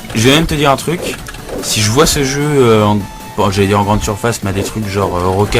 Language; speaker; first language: French; native; French